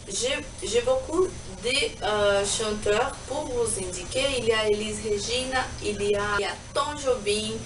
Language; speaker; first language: French; non-native, learner; Portuguese